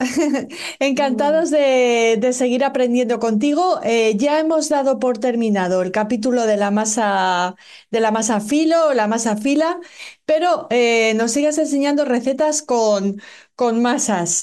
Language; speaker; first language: Spanish; native; Spanish